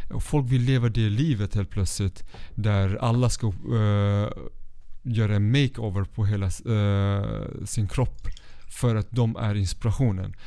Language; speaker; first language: Swedish; early bilingual, other home language; Kurdish